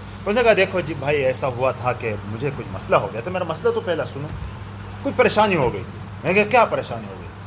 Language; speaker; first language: Urdu; non-native, local second language; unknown